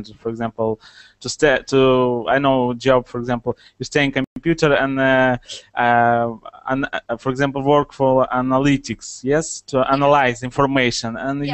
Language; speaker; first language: English; non-native, learner; Russian